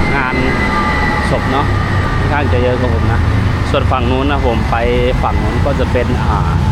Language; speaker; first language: Thai; non-native, fluent; Lao